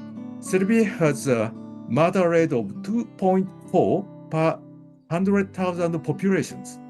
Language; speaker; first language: English; non-native, learner; Japanese